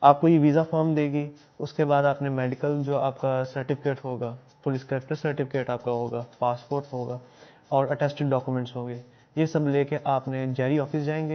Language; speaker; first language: Hindi; non-native, local second language; Punjabi